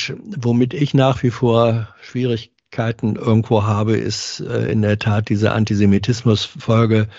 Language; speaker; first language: German; native; German